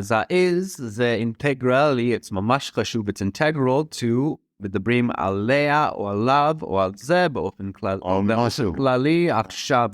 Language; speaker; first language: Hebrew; non-native, fluent; English